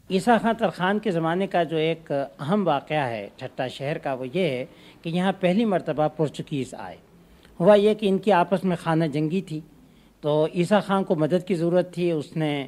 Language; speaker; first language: Urdu; native; Urdu